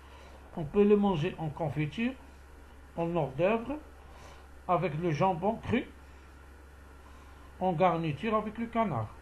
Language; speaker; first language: French; non-native, local second language; Arabic